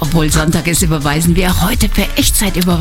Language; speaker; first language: German; native; German